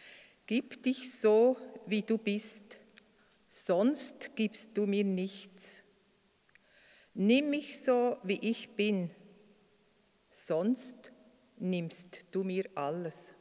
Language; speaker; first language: German; native; German